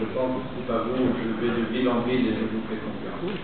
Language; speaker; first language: French; non-native, fluent; Portuguese